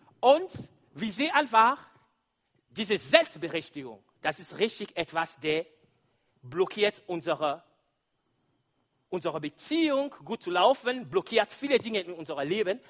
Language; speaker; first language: German; non-native, fluent; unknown